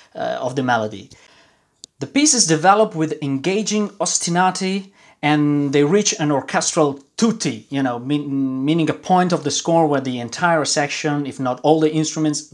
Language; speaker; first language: English; non-native, fluent; Italian